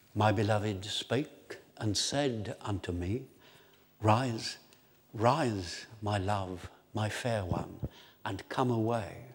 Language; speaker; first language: English; native; English